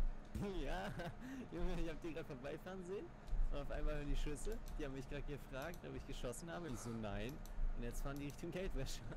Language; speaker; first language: German; native; German